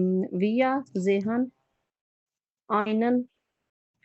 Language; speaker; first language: German; non-native, learner; Urdu